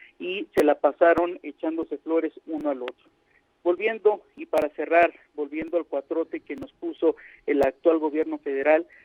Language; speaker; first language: Spanish; native; Spanish